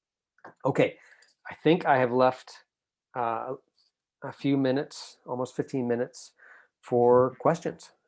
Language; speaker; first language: English; native; English